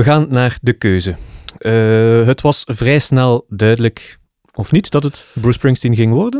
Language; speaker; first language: Dutch; native; Dutch